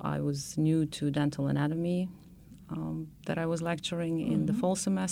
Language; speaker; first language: English; non-native, fluent; Ukrainian